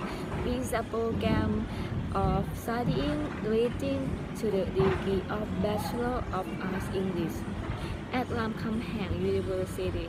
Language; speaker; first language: English; non-native, learner; Thai